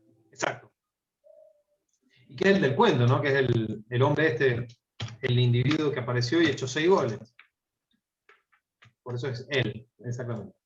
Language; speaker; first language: Spanish; native; Spanish